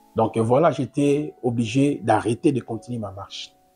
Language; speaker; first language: French; non-native, local second language; Lingala